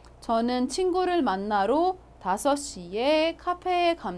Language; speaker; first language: Korean; non-native, fluent; Arabic